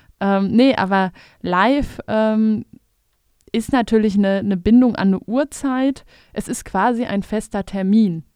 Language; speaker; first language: German; native; German